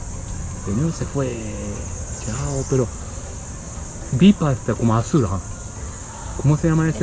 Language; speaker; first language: Spanish; non-native, learner; Japanese